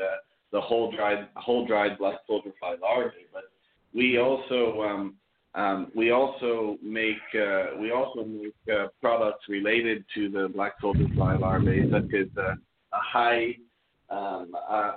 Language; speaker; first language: English; native; English